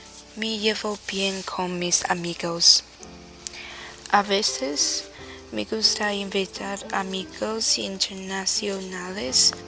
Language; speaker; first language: Spanish; non-native, learner; Chinese